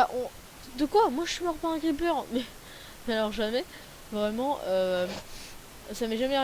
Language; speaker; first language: French; native; French